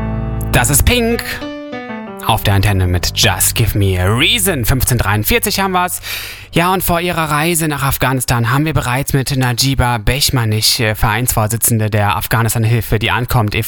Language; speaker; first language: German; native; German